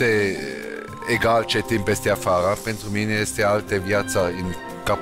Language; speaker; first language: Romanian; non-native, learner; German